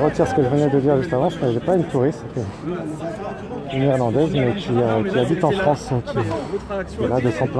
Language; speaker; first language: French; native; French